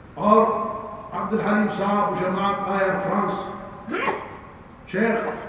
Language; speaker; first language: Urdu; non-native, learner; Arabic